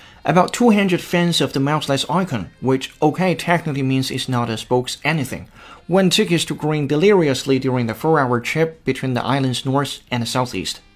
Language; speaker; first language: English; non-native, fluent; Chinese